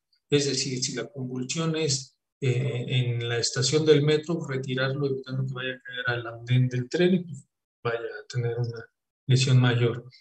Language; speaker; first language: Spanish; native; Spanish